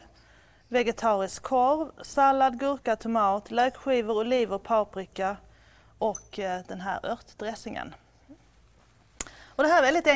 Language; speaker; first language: Swedish; native; Swedish